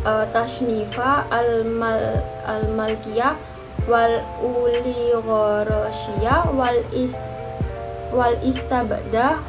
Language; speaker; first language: Arabic; non-native, learner; Indonesian